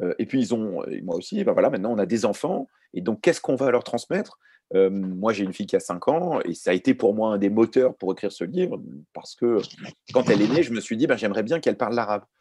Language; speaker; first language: French; early bilingual, other home language; Arabic